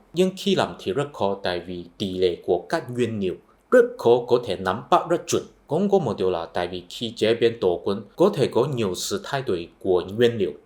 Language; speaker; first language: Vietnamese; non-native, fluent; Chinese